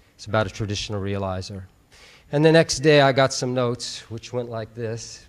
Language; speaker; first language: English; native; English